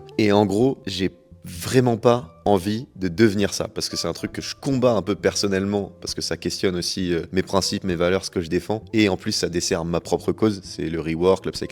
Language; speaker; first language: French; native; French